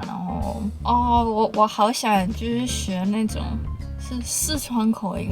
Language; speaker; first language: Chinese; early bilingual, heritage; Chinese